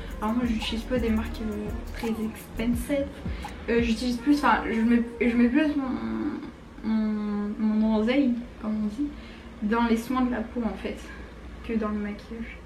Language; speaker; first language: French; native; French